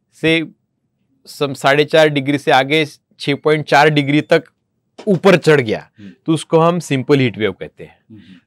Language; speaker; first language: Hindi; non-native, local second language; Marathi